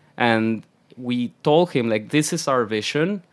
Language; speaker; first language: English; non-native, fluent; Spanish